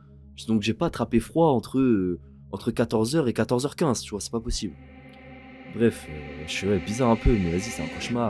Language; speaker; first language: French; native; French